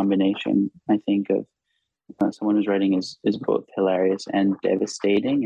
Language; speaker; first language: English; non-native, fluent; Hebrew